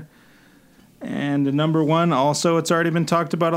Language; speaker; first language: English; native; English